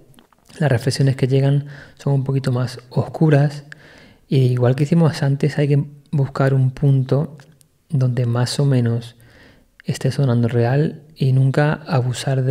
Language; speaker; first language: Spanish; native; Spanish